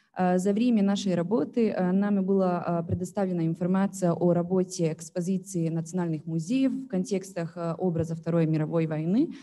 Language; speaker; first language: Russian; non-native, fluent; Bosnian